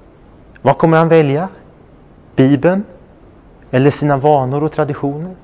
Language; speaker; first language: Swedish; non-native, fluent; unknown